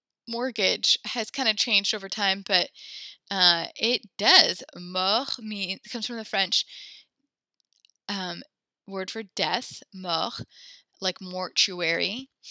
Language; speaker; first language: English; native; English